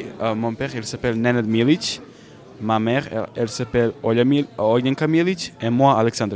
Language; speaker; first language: French; non-native, learner; Serbian